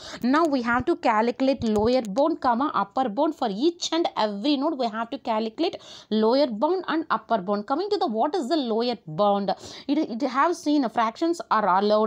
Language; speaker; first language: English; non-native, local second language; Telugu